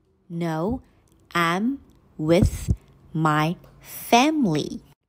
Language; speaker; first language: English; non-native, fluent; Chinese